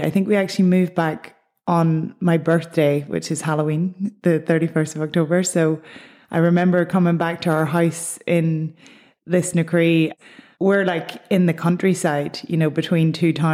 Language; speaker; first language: English; native; English